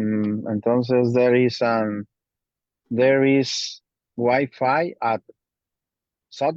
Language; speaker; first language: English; non-native, learner; Spanish